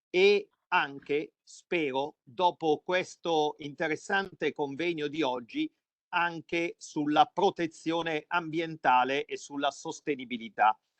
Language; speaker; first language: Italian; native; Italian